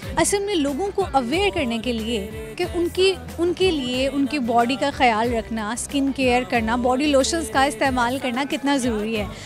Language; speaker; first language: Urdu; non-native, local second language; Punjabi